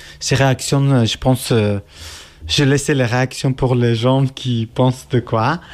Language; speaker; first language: French; non-native, learner; Kurdish